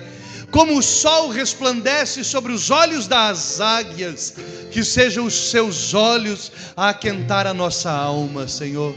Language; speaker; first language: Portuguese; native; Portuguese